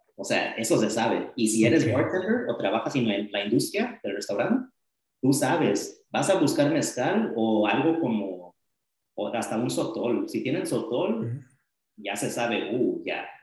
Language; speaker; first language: Spanish; early bilingual, heritage; Spanish